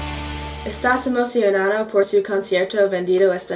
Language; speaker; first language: Spanish; non-native, learner; English